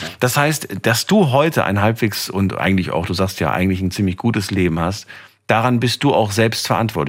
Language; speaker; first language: German; native; German